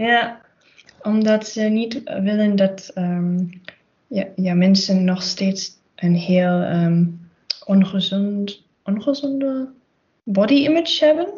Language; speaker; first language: Dutch; non-native, learner; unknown